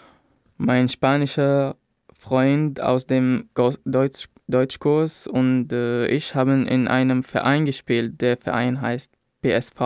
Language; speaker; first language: German; non-native, fluent; Arabic